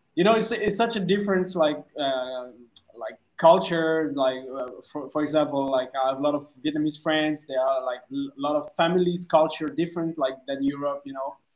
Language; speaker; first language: English; non-native, fluent; French